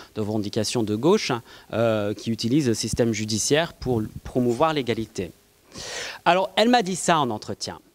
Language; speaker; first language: French; non-native, fluent; English